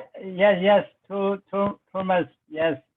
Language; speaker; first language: English; non-native, learner; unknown